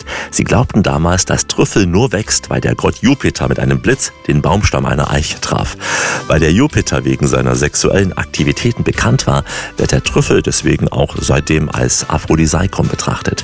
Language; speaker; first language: German; native; German